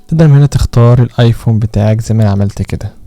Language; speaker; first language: Arabic; native; Arabic